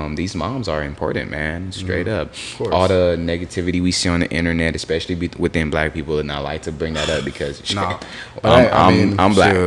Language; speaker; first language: English; native; English